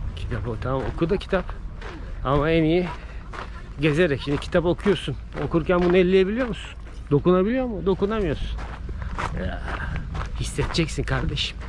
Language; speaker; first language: Turkish; native; Turkish